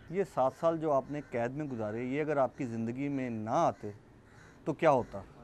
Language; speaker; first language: Urdu; native; Urdu